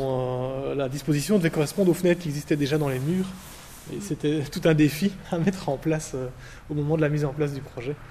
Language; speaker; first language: French; native; French